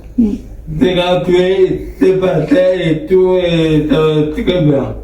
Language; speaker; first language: French; non-native, learner; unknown